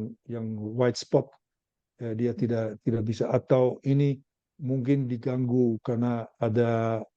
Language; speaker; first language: Indonesian; non-native, learner; Dutch